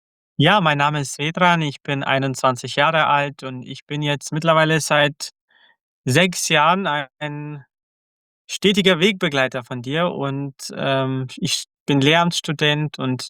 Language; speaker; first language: German; early bilingual, other home language; Croatian